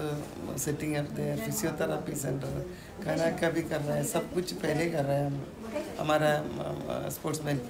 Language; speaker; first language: Hindi; non-native, local second language; Malayalam